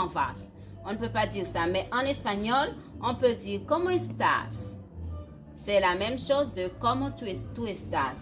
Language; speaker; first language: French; non-native, fluent; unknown